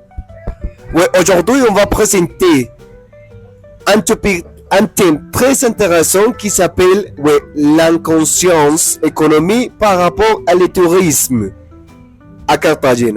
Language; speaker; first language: French; non-native, learner; Spanish